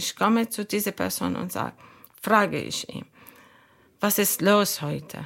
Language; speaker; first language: German; non-native, learner; Arabic